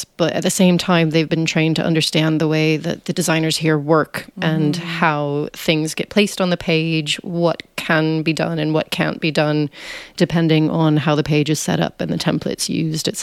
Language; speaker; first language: English; native; English